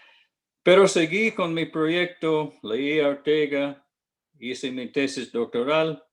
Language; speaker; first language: Spanish; non-native, fluent; English